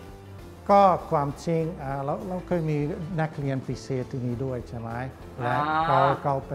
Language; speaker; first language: Thai; non-native, fluent; Dutch